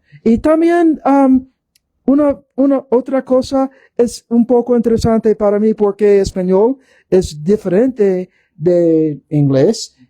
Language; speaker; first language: Spanish; non-native, learner; English